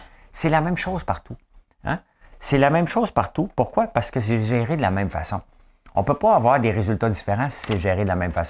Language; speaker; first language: French; native; French